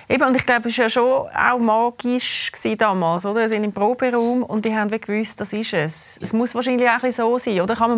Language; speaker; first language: German; native; German